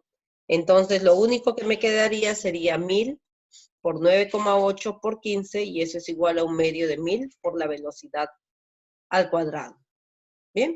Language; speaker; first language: Spanish; native; Spanish